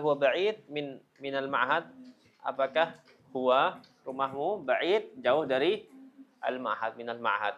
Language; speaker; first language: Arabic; non-native, fluent; Indonesian